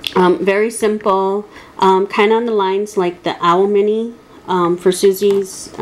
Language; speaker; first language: English; native; English